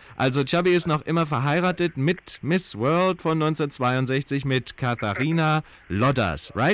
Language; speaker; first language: German; native; German